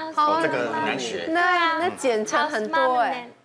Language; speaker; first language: Chinese; non-native, fluent; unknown